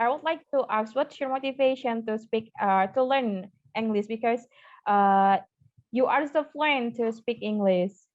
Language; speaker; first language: English; non-native, learner; Indonesian